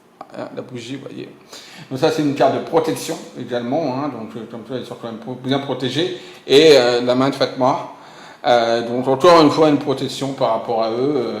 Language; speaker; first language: French; native; French